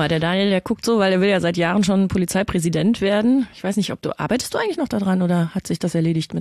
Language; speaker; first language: German; native; German